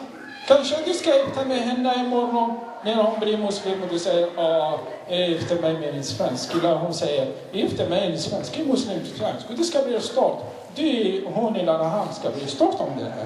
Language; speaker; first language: Swedish; non-native, learner; Arabic